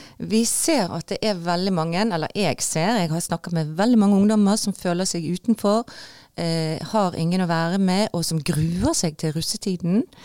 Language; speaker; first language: Norwegian; native; Norwegian